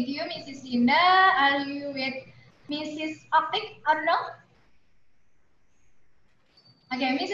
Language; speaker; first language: English; non-native, learner; Indonesian